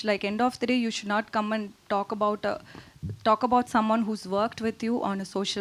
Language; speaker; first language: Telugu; non-native, fluent; Tamil